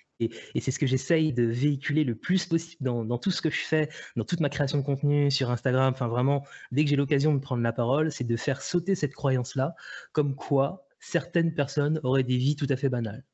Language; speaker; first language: French; native; French